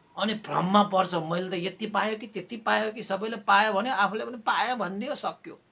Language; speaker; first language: Nepali; non-native, local second language; Newari